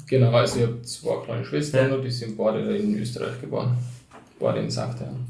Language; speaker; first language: German; early bilingual, other home language; Turkish